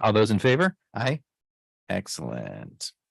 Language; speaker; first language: English; native; English